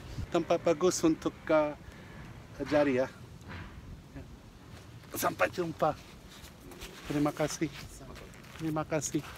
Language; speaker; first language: Indonesian; non-native, learner; English